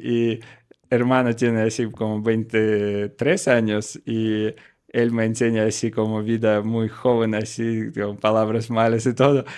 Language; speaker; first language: Spanish; non-native, learner; Russian